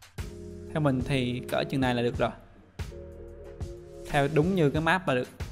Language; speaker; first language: Vietnamese; native; Vietnamese